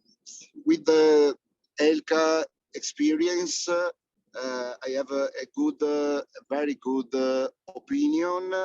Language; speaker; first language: English; non-native, fluent; Italian